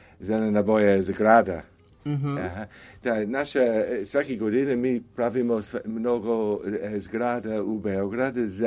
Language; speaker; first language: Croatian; non-native, learner; English